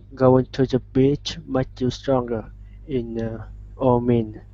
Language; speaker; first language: English; non-native, fluent; Chinese